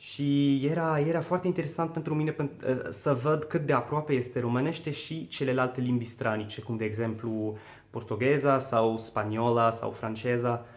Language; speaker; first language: Romanian; non-native, learner; Arabic